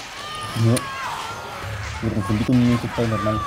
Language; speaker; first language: Spanish; native; Spanish